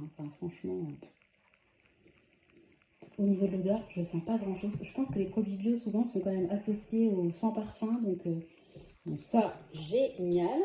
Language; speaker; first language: French; native; French